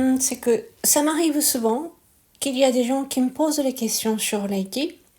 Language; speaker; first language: French; non-native, fluent; Japanese